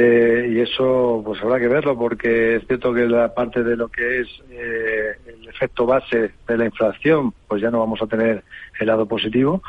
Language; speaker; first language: Spanish; native; Spanish